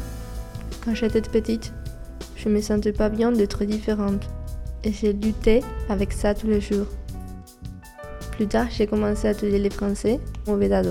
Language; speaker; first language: French; non-native, learner; Spanish